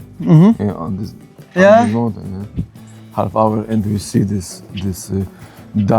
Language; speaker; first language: English; non-native, learner; Polish